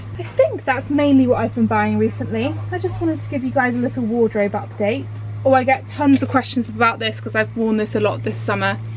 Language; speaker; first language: English; native; English